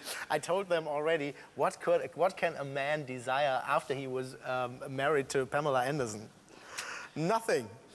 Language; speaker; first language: English; non-native, fluent; German